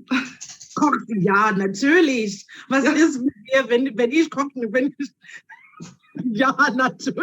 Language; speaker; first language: German; non-native, learner; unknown